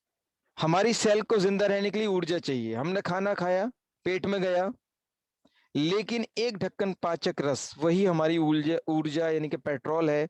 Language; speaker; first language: Hindi; native; Hindi